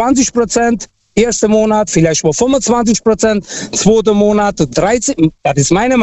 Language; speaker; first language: German; early bilingual, other home language; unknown